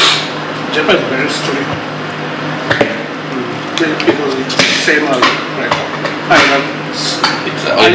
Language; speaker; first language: English; non-native, learner; Japanese